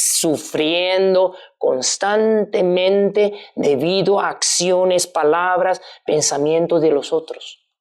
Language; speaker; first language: Spanish; non-native, fluent; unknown